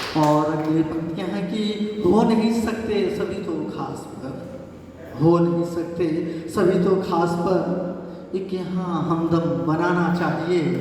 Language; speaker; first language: Hindi; native; Hindi